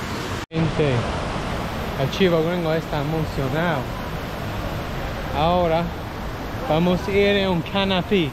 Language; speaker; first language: Spanish; non-native, learner; English